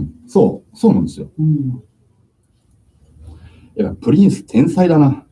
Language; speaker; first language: Japanese; native; Japanese